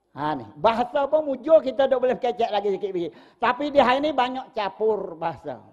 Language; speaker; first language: Malay; native; Malay